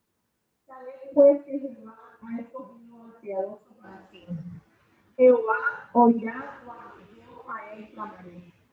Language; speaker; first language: Spanish; native; Spanish